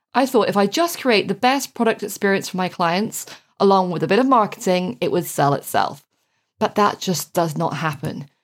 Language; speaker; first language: English; native; English